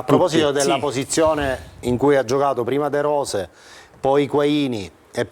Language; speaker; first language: Italian; native; Italian